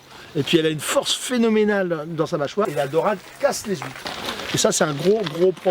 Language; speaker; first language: French; native; French